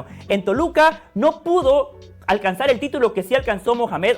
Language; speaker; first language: Spanish; native; Spanish